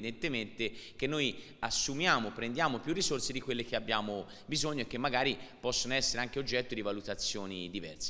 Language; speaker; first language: Italian; native; Italian